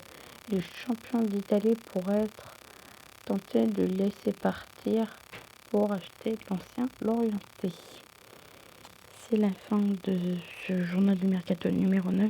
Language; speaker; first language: French; native; French